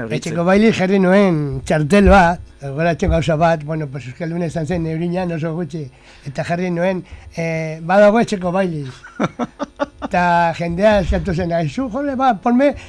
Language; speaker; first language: Basque; non-native, local second language; Spanish